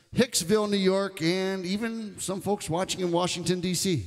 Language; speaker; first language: English; native; English